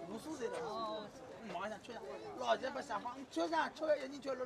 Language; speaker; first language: Chinese; native; Chinese